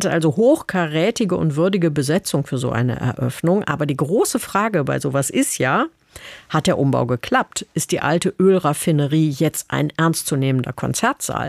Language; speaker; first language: German; native; German